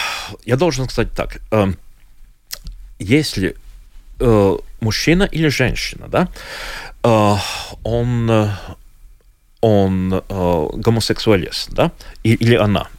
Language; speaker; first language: Russian; non-native, local second language; Latvian